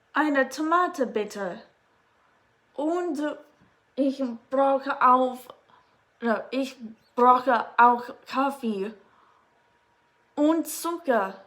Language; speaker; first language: German; non-native, learner; English